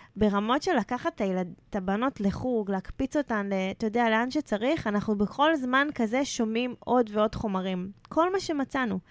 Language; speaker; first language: Hebrew; native; Hebrew